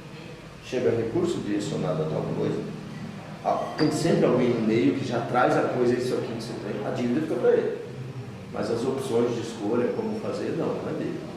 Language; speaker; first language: Portuguese; native; Portuguese